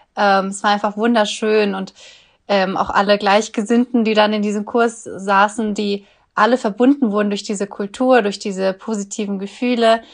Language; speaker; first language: German; early bilingual, other home language; Russian